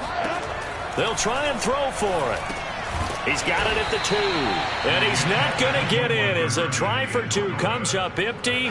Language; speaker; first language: English; native; English